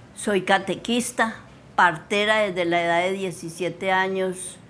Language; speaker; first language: Spanish; native; Spanish